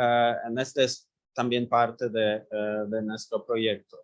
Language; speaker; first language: Spanish; non-native, learner; Polish